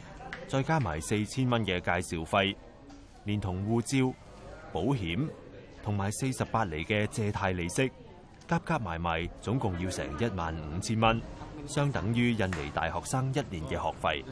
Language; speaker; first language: Cantonese; native; Cantonese